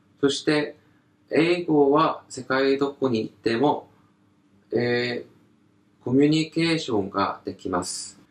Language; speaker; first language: Japanese; non-native, learner; Korean